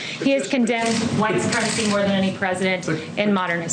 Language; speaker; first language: English; native; English